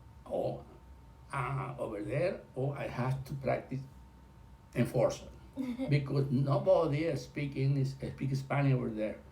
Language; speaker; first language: English; non-native, learner; Spanish